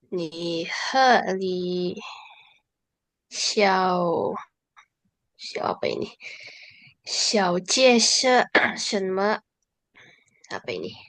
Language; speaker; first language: Chinese; non-native, learner; Indonesian